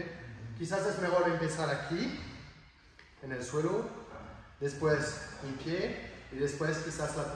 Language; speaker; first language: Spanish; non-native, learner; French